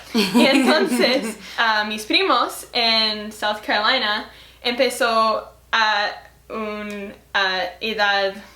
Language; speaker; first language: Spanish; non-native, learner; English